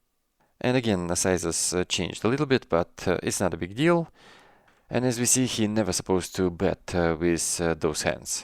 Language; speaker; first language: English; non-native, fluent; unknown